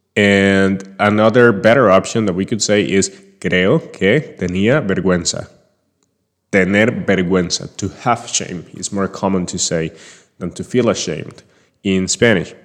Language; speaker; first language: English; non-native, fluent; Spanish